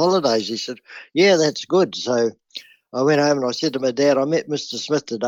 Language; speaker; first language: English; native; English